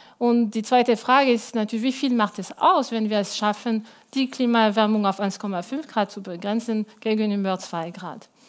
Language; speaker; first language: German; non-native, local second language; French